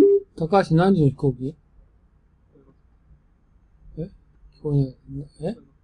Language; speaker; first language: Japanese; native; Japanese